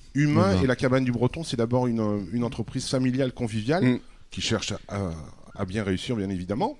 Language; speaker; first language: French; native; French